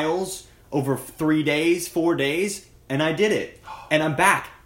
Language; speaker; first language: English; native; English